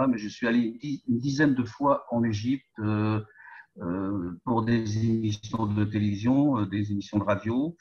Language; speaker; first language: French; native; French